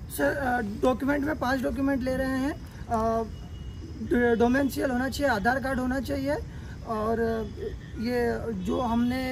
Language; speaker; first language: Hindi; non-native, local second language; Marathi